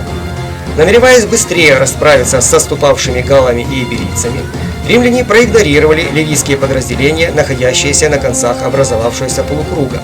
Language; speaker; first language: Russian; native; Russian